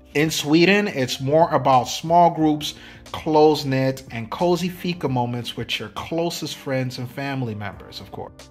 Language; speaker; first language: English; native; English